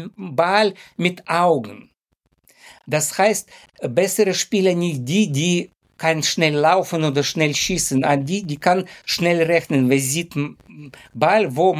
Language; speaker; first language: German; non-native, learner; Ukrainian